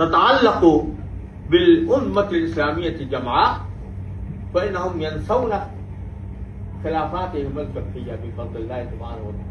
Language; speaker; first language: Arabic; non-native, fluent; Urdu